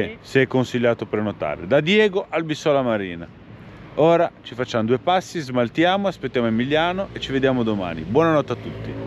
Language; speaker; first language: Italian; native; Italian